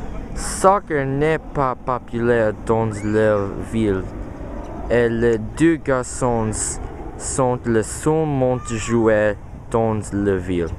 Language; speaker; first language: French; non-native, learner; English